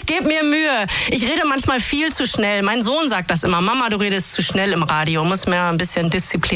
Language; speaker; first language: German; native; German